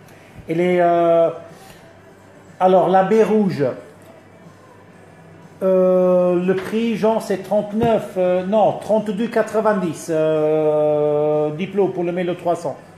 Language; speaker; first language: French; early bilingual, other home language; Italian